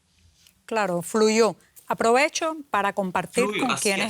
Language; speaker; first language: Spanish; native; Spanish